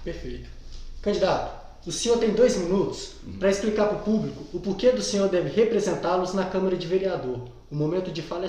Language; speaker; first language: Portuguese; native; Portuguese